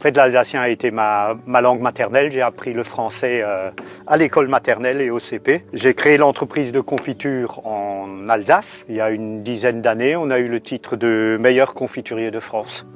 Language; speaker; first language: French; native; French